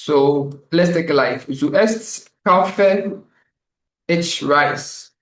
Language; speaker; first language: German; non-native, learner; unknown